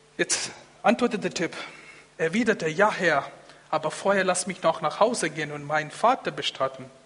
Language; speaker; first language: German; non-native, fluent; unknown